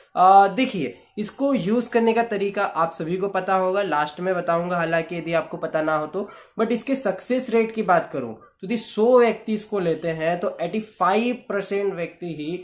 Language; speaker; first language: Hindi; native; Hindi